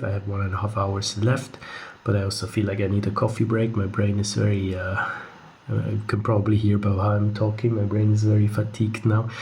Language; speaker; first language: English; non-native, fluent; German